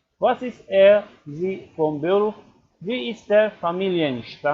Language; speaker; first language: German; non-native, learner; Turkish